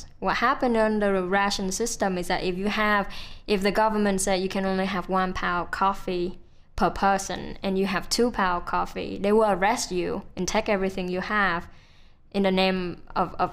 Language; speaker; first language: English; non-native, fluent; Vietnamese